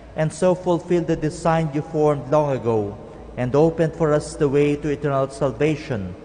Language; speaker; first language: English; non-native, local second language; Filipino